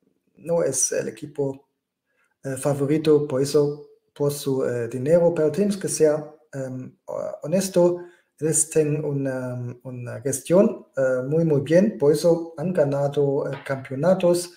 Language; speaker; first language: Spanish; non-native, fluent; German